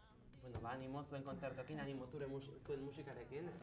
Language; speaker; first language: Basque; native; Basque